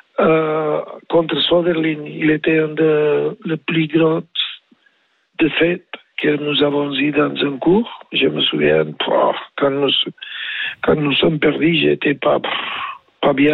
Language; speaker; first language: French; non-native, learner; Spanish